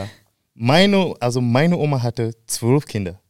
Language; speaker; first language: German; non-native, fluent; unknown